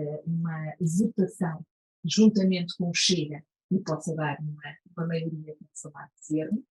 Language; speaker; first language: Portuguese; native; Portuguese